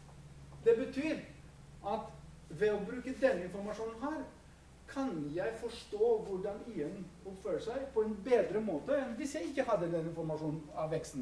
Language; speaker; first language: Norwegian; non-native, fluent; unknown